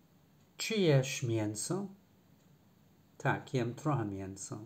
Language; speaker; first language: Polish; non-native, learner; English